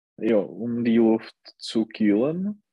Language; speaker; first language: German; non-native, learner; Czech